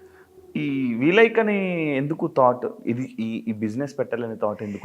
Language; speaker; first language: Telugu; native; Telugu